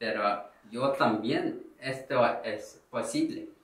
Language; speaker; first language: Spanish; non-native, learner; Korean